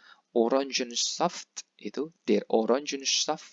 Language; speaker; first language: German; non-native, fluent; Indonesian